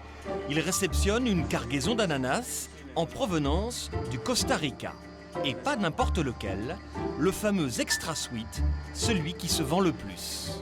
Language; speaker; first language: French; native; French